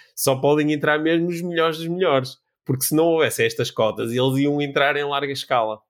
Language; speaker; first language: Portuguese; native; Portuguese